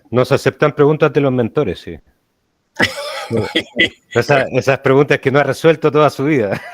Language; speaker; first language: Spanish; native; Spanish